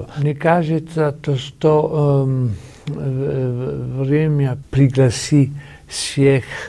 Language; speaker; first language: Russian; non-native, learner; Italian